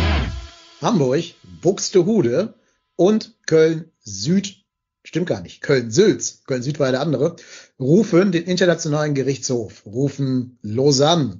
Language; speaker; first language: German; native; German